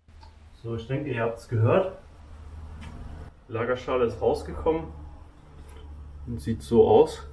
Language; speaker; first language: German; native; German